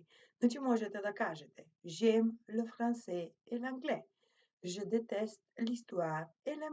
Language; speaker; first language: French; non-native, fluent; Macedonian